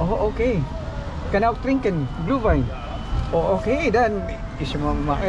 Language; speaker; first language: German; non-native, learner; Filipino